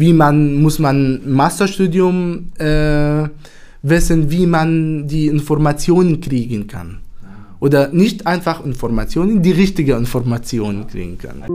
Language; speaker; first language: German; non-native, fluent; Arabic